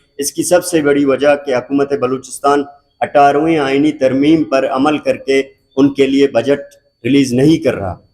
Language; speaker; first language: Urdu; non-native, local second language; Baluchi